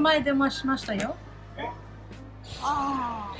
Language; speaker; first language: Japanese; non-native, fluent; English